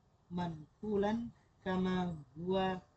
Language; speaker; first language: Arabic; non-native, learner; Indonesian